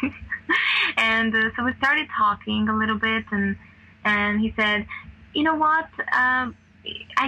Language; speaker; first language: English; non-native, fluent; Hungarian